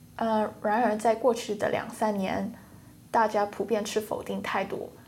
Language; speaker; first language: Chinese; early bilingual, heritage; Chinese